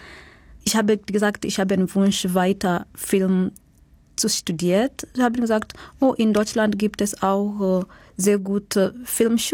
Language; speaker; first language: German; non-native, fluent; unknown